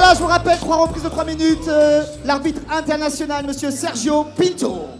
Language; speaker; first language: French; native; French